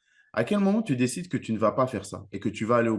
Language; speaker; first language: French; native; French